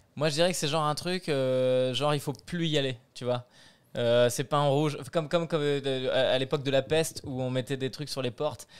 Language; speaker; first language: French; native; French